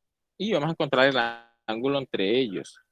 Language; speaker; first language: Spanish; native; Spanish